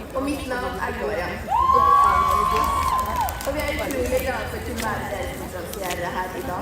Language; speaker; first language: Norwegian; native; Norwegian